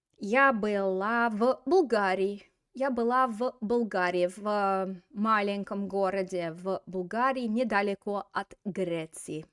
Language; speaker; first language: Russian; non-native, fluent; English